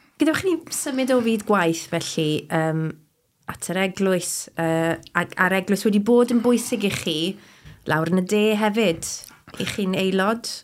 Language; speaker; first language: Welsh; native; Welsh